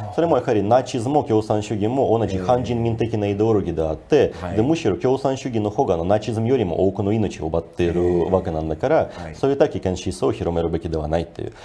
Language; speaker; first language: Japanese; non-native, fluent; Ukrainian